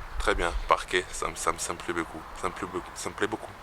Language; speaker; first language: French; non-native, fluent; Bosnian